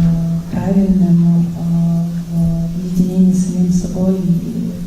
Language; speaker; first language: Russian; native; Russian